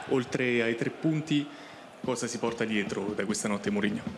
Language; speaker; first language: Italian; native; Italian